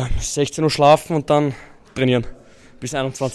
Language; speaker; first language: German; native; German